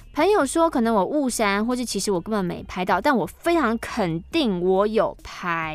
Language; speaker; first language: Chinese; native; Chinese